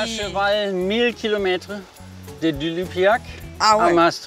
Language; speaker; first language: French; non-native, learner; German